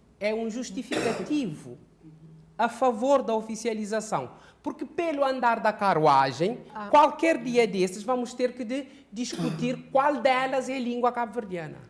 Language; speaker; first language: Portuguese; non-native, local second language; Kabuverdianu